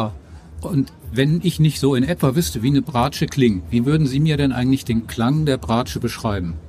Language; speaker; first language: German; native; German